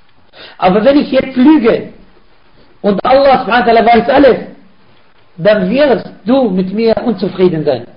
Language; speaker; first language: German; non-native, fluent; Arabic